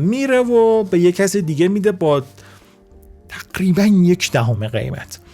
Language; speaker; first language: Persian; native; Persian